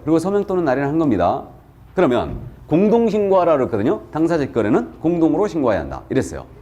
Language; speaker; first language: Korean; native; Korean